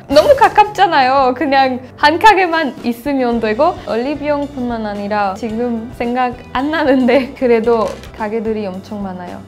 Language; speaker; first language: Korean; non-native, fluent; Spanish